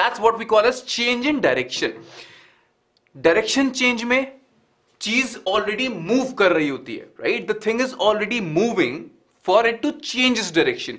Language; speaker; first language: English; non-native, local second language; Hindi